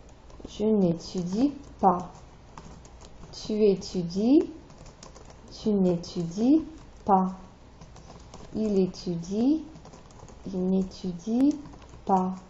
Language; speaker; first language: French; non-native, fluent; English